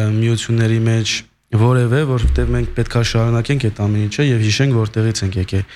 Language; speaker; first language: Armenian; native; Armenian